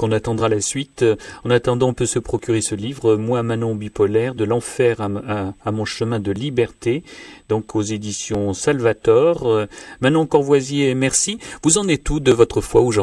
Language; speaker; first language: French; native; French